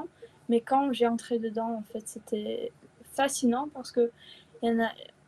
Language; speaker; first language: French; non-native, fluent; Chinese